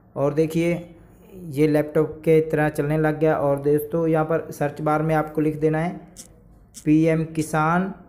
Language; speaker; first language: Hindi; native; Hindi